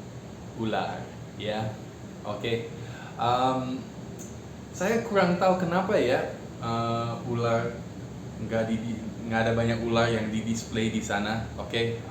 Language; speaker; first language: Indonesian; non-native, fluent; English